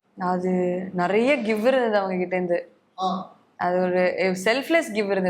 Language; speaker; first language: Tamil; native; Tamil